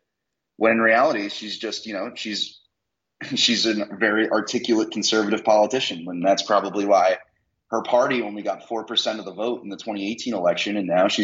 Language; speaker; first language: English; native; English